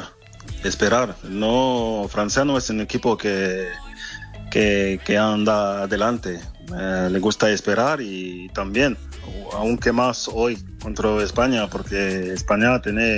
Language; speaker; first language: Spanish; non-native, learner; French